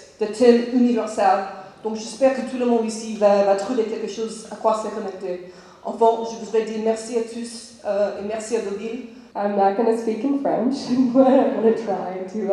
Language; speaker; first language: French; non-native, learner; English